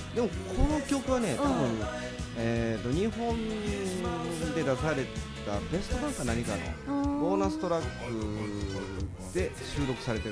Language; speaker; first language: Japanese; native; Japanese